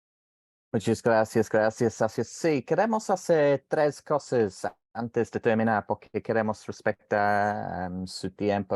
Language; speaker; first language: Spanish; non-native, fluent; English